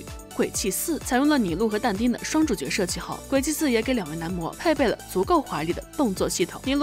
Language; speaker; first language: Chinese; native; Chinese